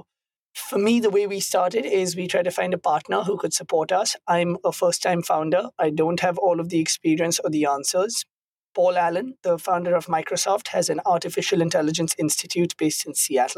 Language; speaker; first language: English; non-native, local second language; Hindi